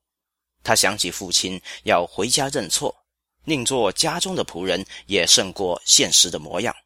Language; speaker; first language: Chinese; native; Chinese